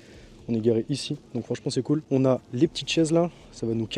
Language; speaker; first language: French; native; French